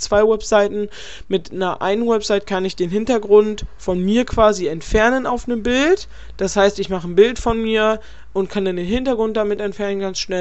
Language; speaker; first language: German; native; German